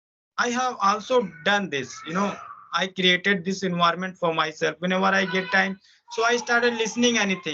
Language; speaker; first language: English; non-native, local second language; Hindi